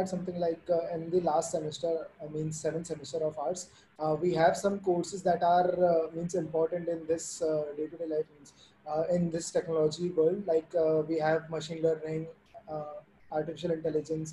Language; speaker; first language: English; non-native, local second language; Hindi